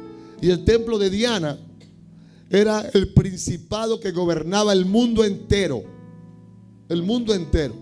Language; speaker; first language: Spanish; native; Spanish